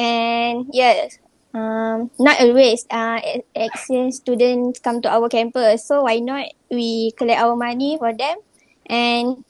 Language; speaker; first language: English; non-native, local second language; Malay